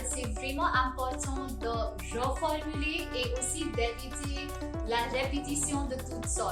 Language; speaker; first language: French; non-native, fluent; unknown